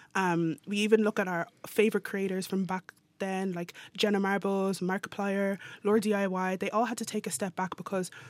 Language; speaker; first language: English; native; English